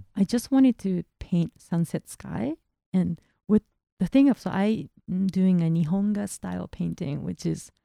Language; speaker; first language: English; non-native, fluent; Japanese